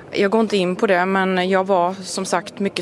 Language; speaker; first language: Swedish; native; Swedish